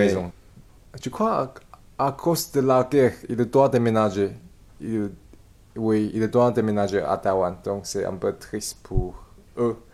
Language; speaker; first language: French; non-native, learner; Chinese